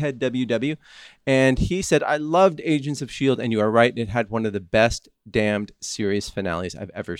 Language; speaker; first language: English; native; English